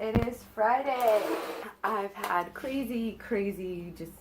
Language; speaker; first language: English; native; English